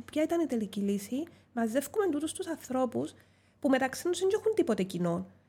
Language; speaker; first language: Greek; native; Greek